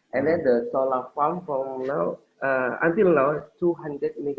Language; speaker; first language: English; non-native, learner; Indonesian